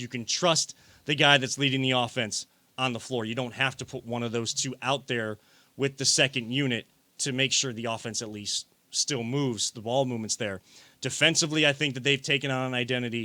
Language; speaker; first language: English; native; English